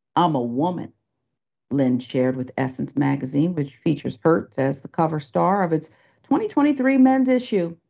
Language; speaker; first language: English; native; English